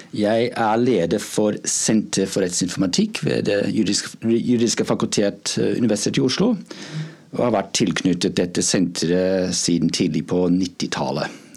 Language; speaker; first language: Norwegian; non-native, fluent; English